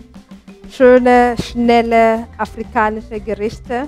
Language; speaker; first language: German; non-native, fluent; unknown